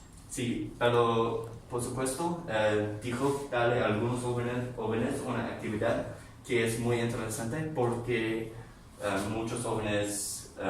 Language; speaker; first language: Spanish; non-native, learner; English